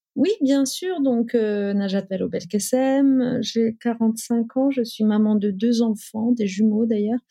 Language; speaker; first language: French; early bilingual, other home language; Riffian